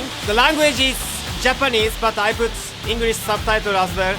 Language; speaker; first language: English; non-native, learner; Japanese